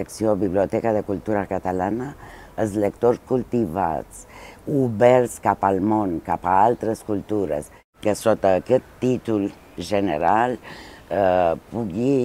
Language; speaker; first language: Catalan; non-native, fluent; Romanian